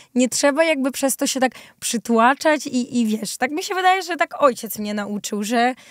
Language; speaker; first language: Polish; early bilingual, other home language; Ukrainian